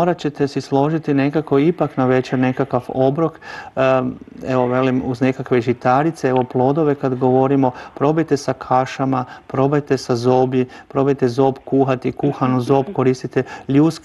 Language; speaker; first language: Croatian; native; Croatian